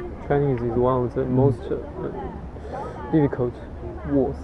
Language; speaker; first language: English; non-native, learner; Chinese